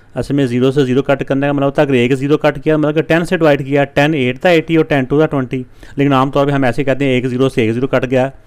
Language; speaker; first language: Urdu; non-native, local second language; Punjabi